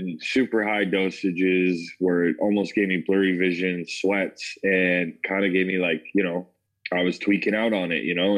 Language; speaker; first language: English; native; English